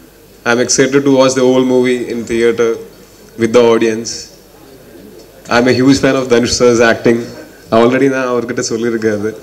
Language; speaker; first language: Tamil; non-native, learner; Malayalam